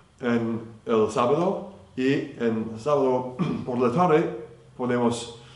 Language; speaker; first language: Spanish; non-native, fluent; English